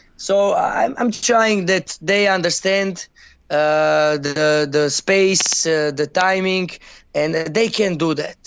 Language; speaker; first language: English; non-native, learner; Croatian